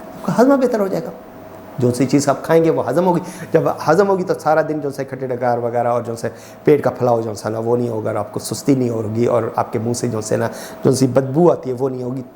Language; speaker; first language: Urdu; non-native, local second language; Punjabi